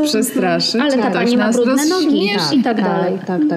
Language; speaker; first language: Polish; native; Polish